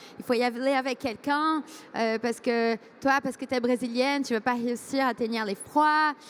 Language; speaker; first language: French; non-native, fluent; Portuguese